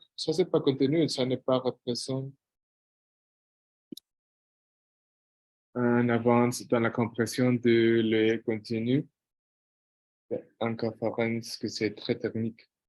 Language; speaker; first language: French; non-native, fluent; Portuguese